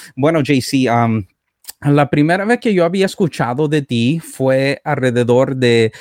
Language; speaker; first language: Spanish; early bilingual, heritage; Spanish